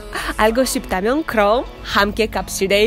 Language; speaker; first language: Korean; non-native, learner; Russian